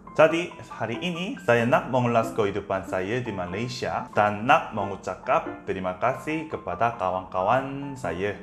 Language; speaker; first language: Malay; non-native, learner; Korean